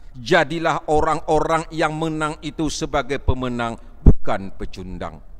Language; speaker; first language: Malay; non-native, local second language; Achinese